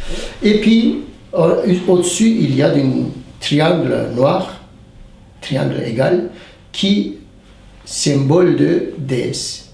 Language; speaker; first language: French; non-native, fluent; Turkish